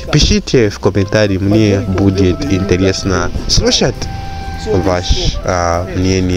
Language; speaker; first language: Russian; non-native, fluent; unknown